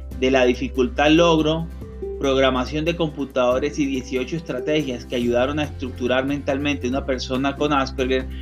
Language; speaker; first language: Spanish; native; Spanish